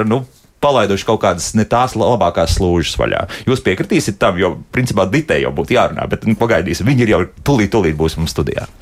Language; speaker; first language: Latvian; native; Latvian